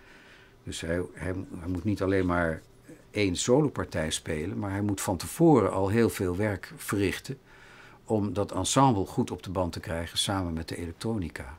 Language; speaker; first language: Dutch; native; Dutch